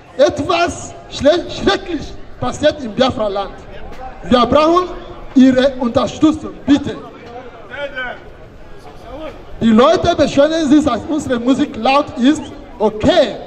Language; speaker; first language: German; non-native, fluent; Igbo